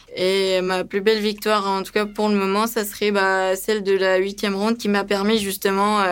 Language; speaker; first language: French; early bilingual, other home language; Romanian